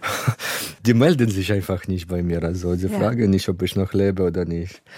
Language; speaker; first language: German; non-native, fluent; Ukrainian